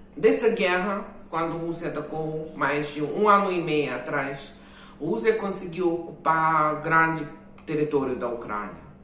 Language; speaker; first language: Portuguese; non-native, fluent; Ukrainian